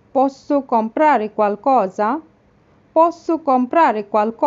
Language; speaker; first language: Italian; non-native, fluent; Bangla